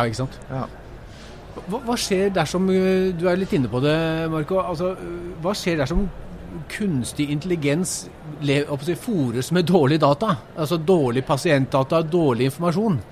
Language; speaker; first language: Norwegian; native; Norwegian